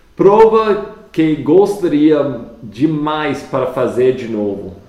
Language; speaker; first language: Portuguese; non-native, fluent; English